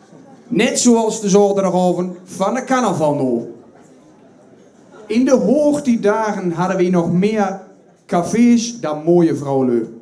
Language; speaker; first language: Dutch; native; Dutch